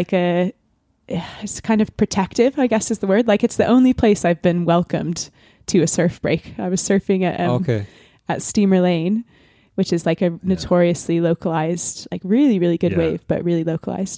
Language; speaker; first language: English; native; English